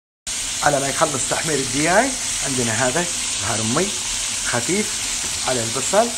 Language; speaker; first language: Arabic; native; Arabic